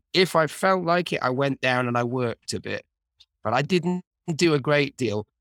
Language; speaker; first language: English; native; English